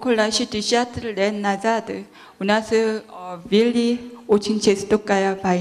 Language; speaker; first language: Russian; non-native, learner; Korean